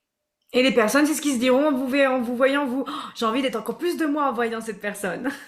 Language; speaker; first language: French; native; French